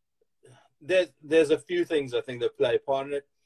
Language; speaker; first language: English; native; English